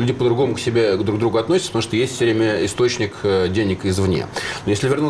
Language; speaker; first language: Russian; native; Russian